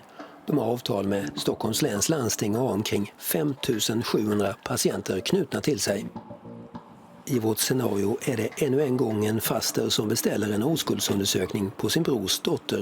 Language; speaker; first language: Swedish; native; Swedish